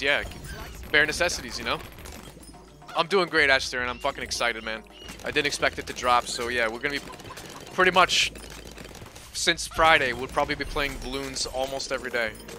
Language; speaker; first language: English; early bilingual, other home language; Polish